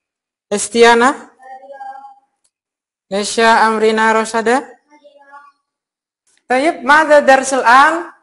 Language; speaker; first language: Arabic; non-native, fluent; Indonesian